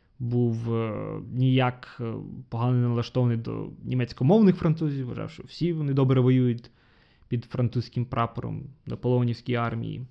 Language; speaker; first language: Ukrainian; non-native, local second language; Russian